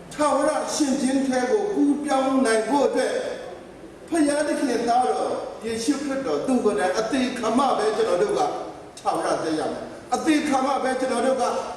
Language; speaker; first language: Burmese; non-native, local second language; Kachin